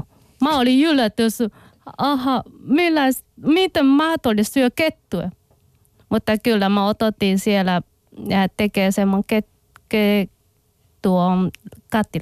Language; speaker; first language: Finnish; non-native, learner; Chinese